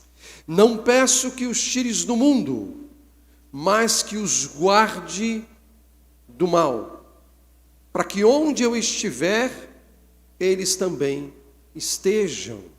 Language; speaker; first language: Portuguese; native; Portuguese